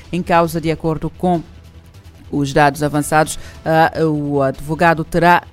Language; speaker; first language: Portuguese; non-native, local second language; Kabuverdianu